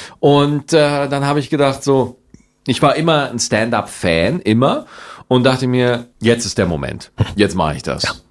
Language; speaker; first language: German; native; German